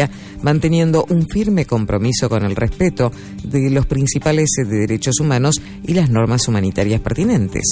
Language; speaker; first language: Spanish; native; Spanish